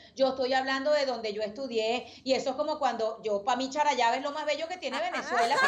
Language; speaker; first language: Spanish; native; Spanish